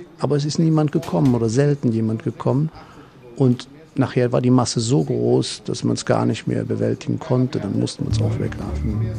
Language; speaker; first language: German; native; German